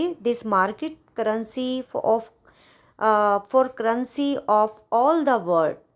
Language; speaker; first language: Hindi; non-native, local second language; Punjabi